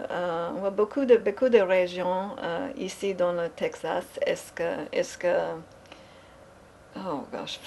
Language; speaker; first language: French; non-native, learner; English